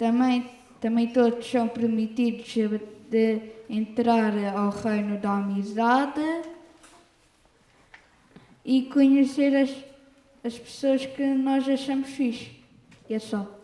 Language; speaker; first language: Portuguese; early bilingual, other home language; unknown